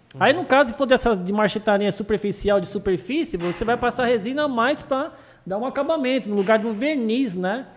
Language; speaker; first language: Portuguese; early bilingual, other home language; Japanese